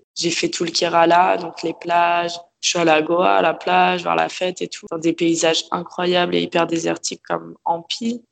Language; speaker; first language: French; native; French